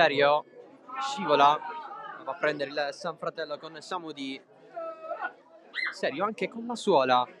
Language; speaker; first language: Italian; native; Italian